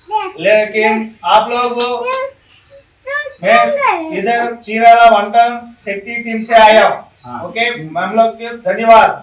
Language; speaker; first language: Hindi; non-native, local second language; Telugu